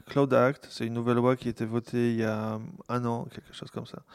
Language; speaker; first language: French; non-native, fluent; Polish